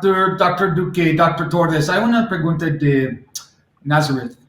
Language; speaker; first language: Spanish; non-native, learner; English